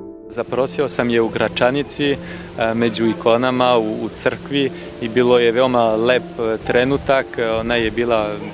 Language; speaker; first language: Serbian; non-native, fluent; French